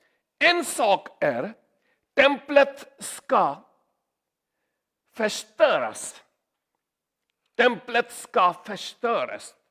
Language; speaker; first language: Swedish; non-native, learner; Urdu